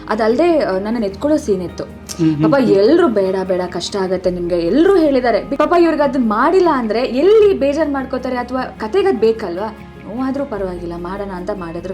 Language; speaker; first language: Kannada; native; Kannada